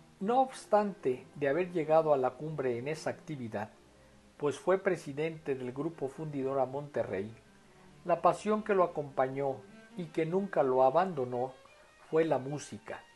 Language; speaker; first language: Spanish; native; Spanish